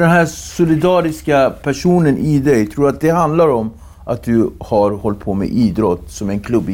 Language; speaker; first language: Swedish; native; Swedish